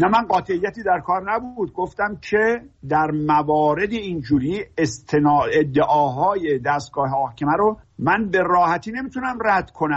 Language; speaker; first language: Persian; native; Persian